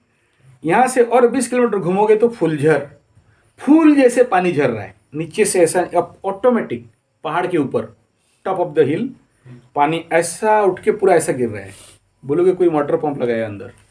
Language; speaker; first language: Hindi; non-native, local second language; Odia